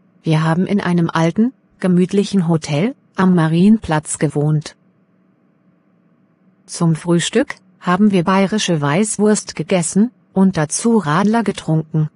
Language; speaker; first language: German; non-native, fluent; Hungarian